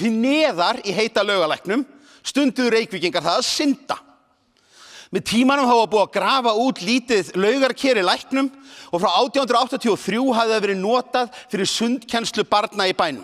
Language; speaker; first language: Icelandic; native; Icelandic